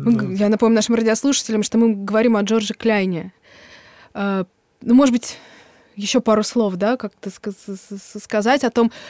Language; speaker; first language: Russian; native; Russian